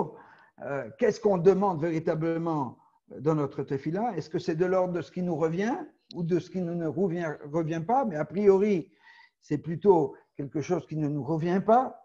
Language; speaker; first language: French; native; French